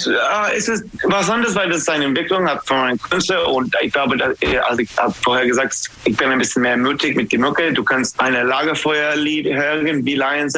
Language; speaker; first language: German; non-native, learner; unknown